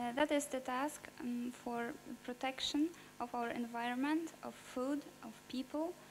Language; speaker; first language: English; non-native, fluent; Polish